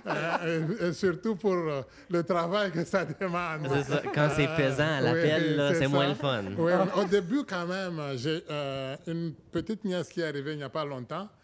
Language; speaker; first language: French; non-native, local second language; Swahili